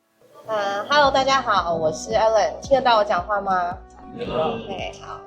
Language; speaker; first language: Chinese; native; Chinese